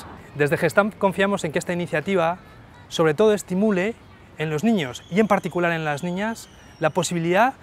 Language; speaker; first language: Spanish; native; Spanish